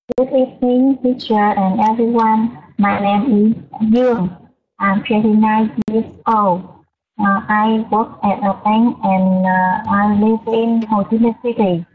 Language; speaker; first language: English; non-native, learner; Vietnamese